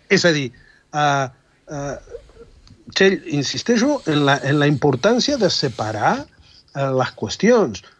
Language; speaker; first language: Catalan; non-native, fluent; Spanish